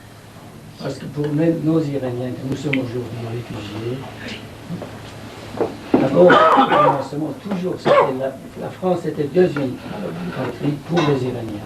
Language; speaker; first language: French; non-native, learner; Persian